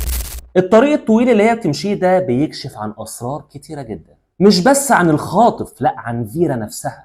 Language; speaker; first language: Arabic; native; Arabic